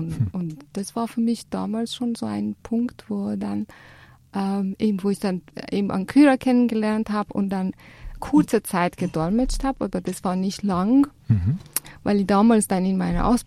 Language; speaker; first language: German; non-native, fluent; Persian